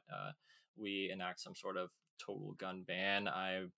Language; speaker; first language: English; native; English